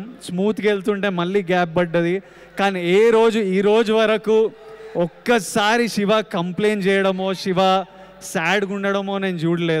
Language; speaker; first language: Telugu; native; Telugu